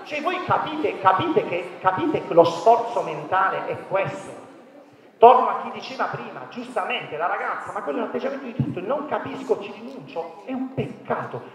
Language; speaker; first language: Italian; native; Italian